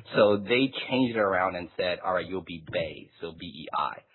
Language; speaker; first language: English; early bilingual, other home language; Chinese